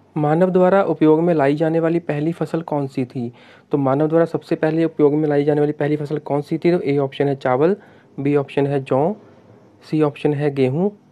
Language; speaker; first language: Hindi; non-native, local second language; Punjabi